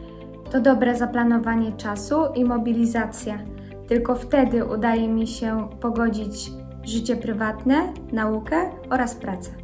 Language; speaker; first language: Polish; native; Polish